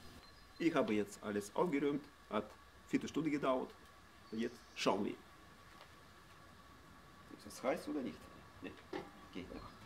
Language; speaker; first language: German; non-native, fluent; Russian